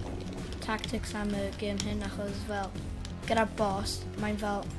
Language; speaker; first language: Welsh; non-native, local second language; English